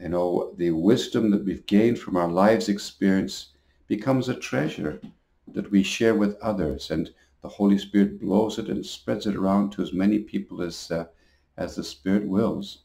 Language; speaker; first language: English; native; English